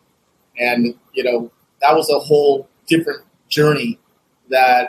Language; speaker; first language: English; native; English